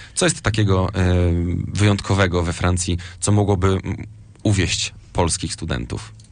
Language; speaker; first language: Polish; native; Polish